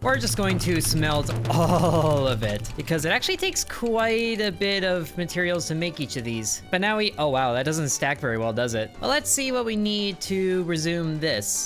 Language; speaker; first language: English; native; English